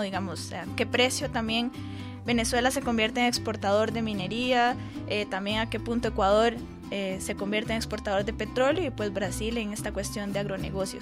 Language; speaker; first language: Spanish; native; Spanish